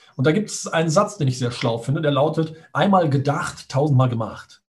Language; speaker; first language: German; native; German